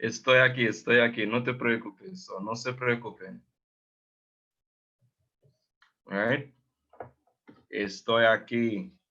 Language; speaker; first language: Spanish; non-native, fluent; English